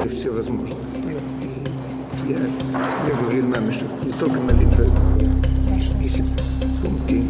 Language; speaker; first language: Russian; native; Russian